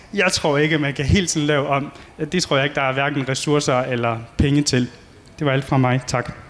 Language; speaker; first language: Danish; early bilingual, other home language; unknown